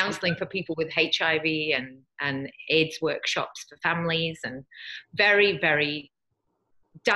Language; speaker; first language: English; native; English